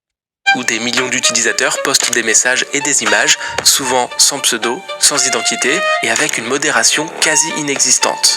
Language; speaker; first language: French; native; French